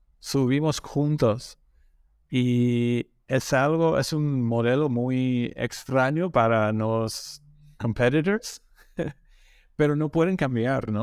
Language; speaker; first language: Spanish; non-native, learner; English